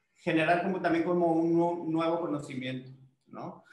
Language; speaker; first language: Spanish; native; Spanish